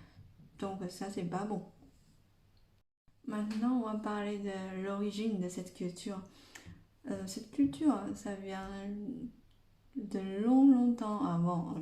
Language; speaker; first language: French; non-native, fluent; Chinese